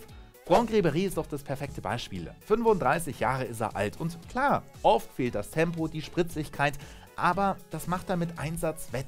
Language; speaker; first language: German; native; German